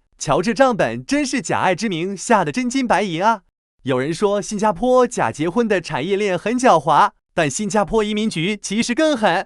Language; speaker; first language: Chinese; native; Chinese